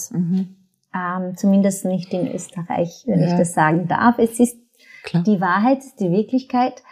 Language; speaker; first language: German; non-native, fluent; Portuguese